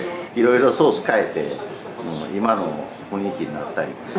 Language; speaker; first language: Japanese; native; Japanese